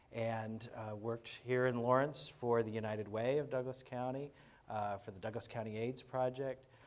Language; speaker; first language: English; native; English